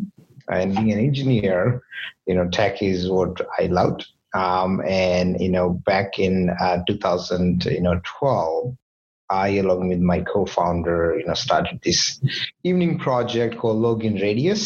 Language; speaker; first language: English; non-native, local second language; Hindi